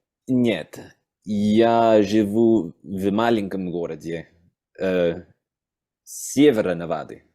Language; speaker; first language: Russian; non-native, learner; English